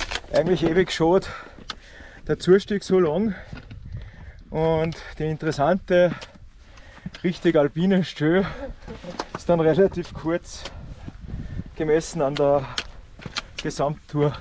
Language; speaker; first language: German; native; German